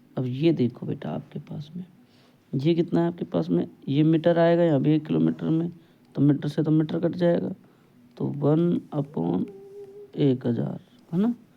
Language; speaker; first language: Hindi; native; Hindi